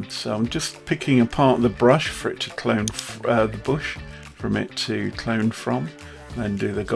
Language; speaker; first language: English; native; English